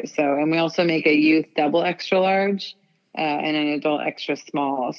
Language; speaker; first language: English; native; English